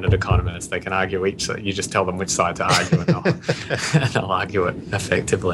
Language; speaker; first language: English; native; English